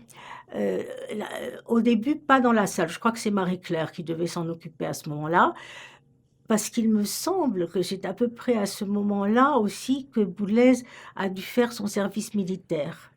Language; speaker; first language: French; native; French